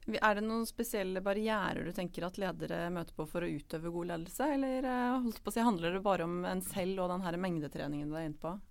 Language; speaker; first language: Norwegian; native; Norwegian